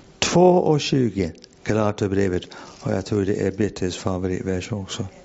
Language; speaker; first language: Swedish; non-native, fluent; English